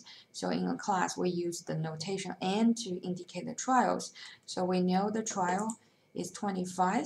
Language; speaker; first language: English; non-native, fluent; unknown